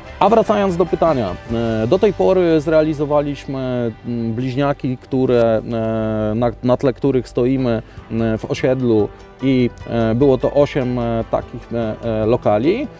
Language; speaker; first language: Polish; native; Polish